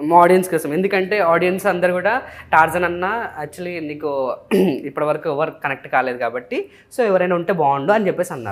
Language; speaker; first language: Telugu; native; Telugu